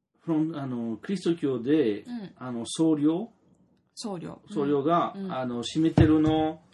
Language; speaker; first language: Japanese; non-native, learner; French